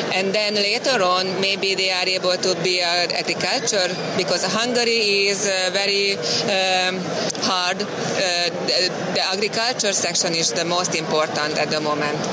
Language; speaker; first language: English; non-native, learner; Hungarian